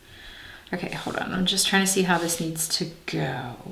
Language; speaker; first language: English; native; English